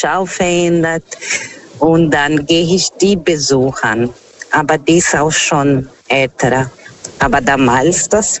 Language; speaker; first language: German; non-native, fluent; Portuguese